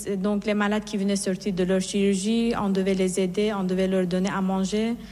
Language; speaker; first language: French; non-native, fluent; Persian